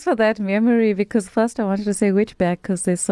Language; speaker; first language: English; native; English